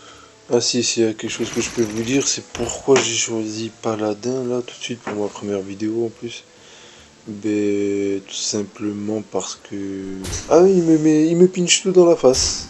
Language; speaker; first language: French; native; French